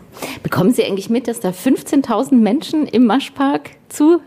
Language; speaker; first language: German; native; German